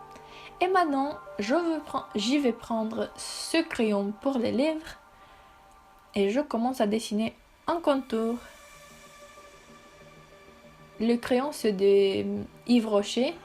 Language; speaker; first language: French; non-native, fluent; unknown